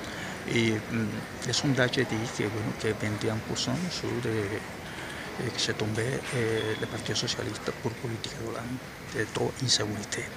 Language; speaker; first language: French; non-native, learner; Spanish